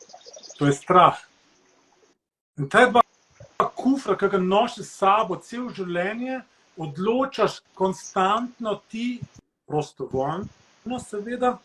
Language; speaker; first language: Slovenian; early bilingual, heritage; Slovenian